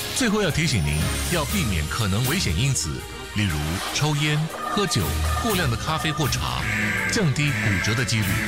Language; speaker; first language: Chinese; native; Chinese